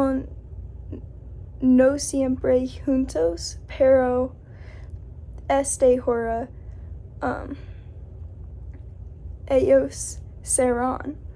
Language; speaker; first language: Spanish; non-native, learner; English